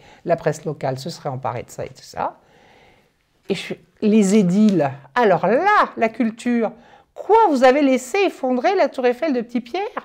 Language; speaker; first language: French; native; French